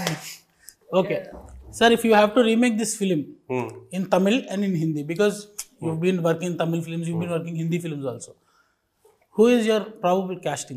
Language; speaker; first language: Telugu; native; Telugu